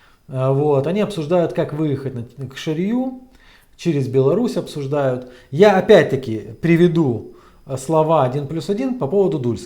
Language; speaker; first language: Russian; native; Russian